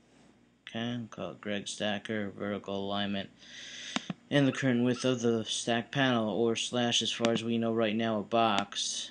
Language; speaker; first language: English; native; English